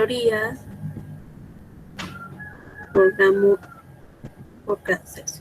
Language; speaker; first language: Spanish; native; Spanish